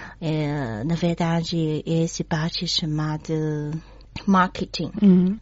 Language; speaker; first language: Portuguese; non-native, learner; Chinese